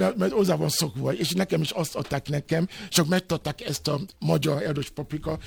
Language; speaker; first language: Hungarian; non-native, learner; Yoruba